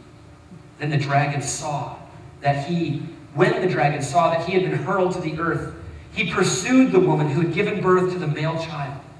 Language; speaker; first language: English; native; English